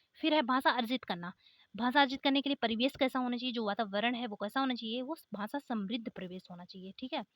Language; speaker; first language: Hindi; native; Hindi